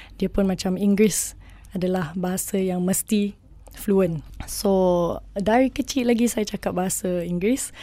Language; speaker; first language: Malay; non-native, local second language; English